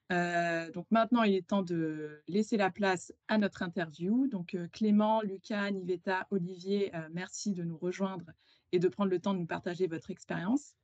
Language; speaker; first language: French; native; French